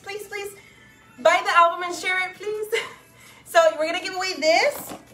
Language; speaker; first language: English; non-native, local second language; Spanish